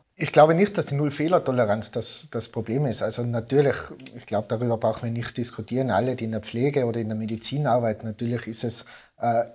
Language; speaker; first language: German; native; German